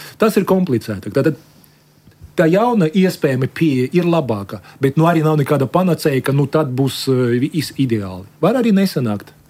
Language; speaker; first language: Latvian; non-native, local second language; Russian